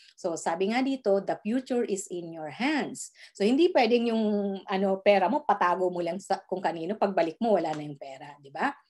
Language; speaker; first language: Filipino; native; Filipino